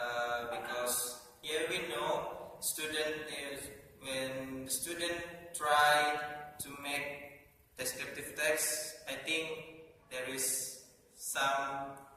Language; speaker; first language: English; non-native, learner; Indonesian